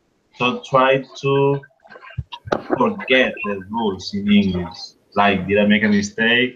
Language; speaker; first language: English; non-native, fluent; Spanish